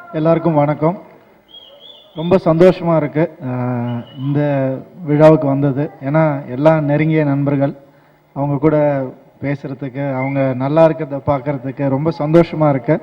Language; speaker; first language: Tamil; native; Tamil